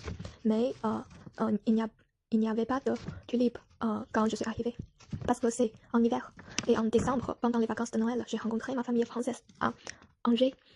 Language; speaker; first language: French; non-native, learner; Chinese